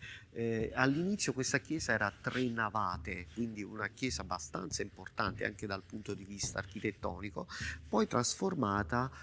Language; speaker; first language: Italian; native; Italian